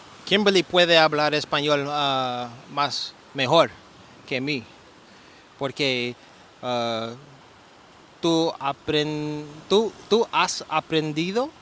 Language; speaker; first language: Spanish; non-native, learner; English